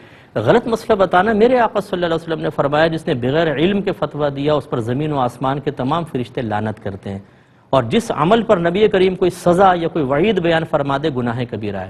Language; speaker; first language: Urdu; native; Urdu